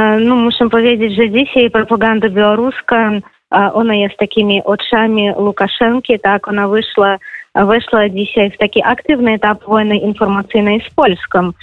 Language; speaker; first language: Polish; non-native, fluent; Belarusian